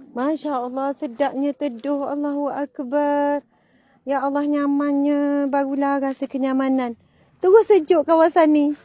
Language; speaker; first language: Malay; native; Malay